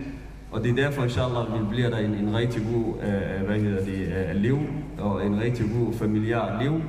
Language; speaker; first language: Danish; non-native, fluent; Somali